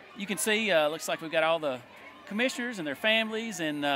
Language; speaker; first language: English; native; English